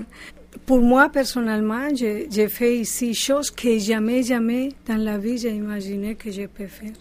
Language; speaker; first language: French; non-native, fluent; Spanish